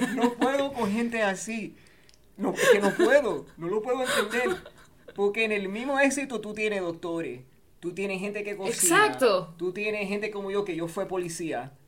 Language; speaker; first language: Spanish; early bilingual, heritage; Spanish